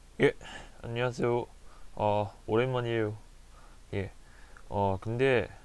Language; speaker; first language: Korean; non-native, learner; Japanese